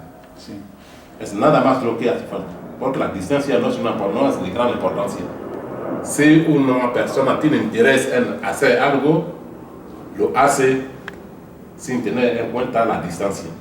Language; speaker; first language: Spanish; non-native, fluent; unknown